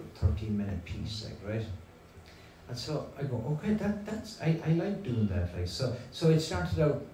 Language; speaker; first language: English; native; English